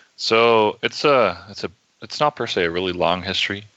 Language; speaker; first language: English; non-native, fluent; Dutch